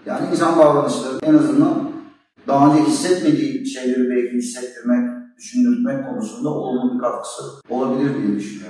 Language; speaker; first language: Turkish; native; Turkish